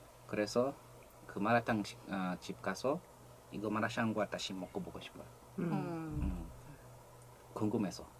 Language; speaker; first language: Korean; non-native, fluent; English